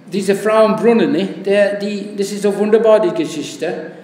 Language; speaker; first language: German; non-native, fluent; English